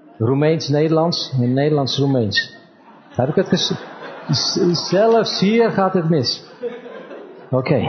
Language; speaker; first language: Dutch; early bilingual, other home language; Romanian